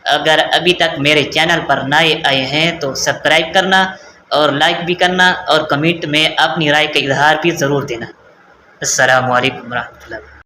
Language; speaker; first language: Urdu; non-native, local second language; Baluchi